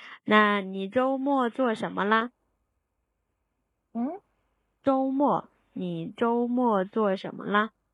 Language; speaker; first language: Chinese; non-native, fluent; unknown